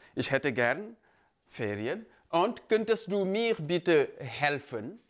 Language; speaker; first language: German; non-native, fluent; Wolof